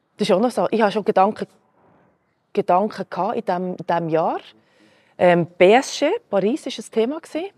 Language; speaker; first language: German; early bilingual, other home language; Croatian